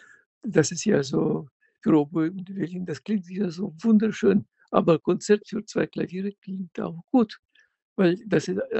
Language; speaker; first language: German; non-native, fluent; Russian